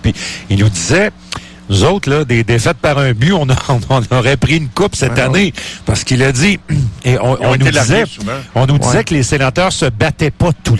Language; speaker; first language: French; native; French